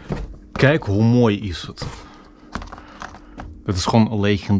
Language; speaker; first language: Dutch; non-native, fluent; Russian